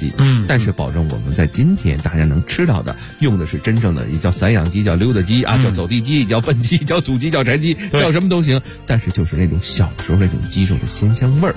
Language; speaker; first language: Chinese; native; Chinese